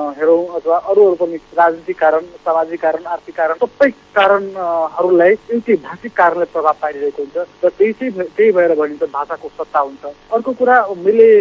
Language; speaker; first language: Nepali; non-native, local second language; Maithili